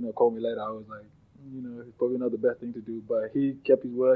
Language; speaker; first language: English; non-native, local second language; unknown